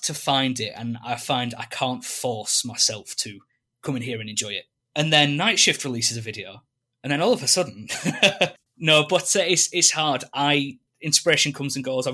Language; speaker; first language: English; native; English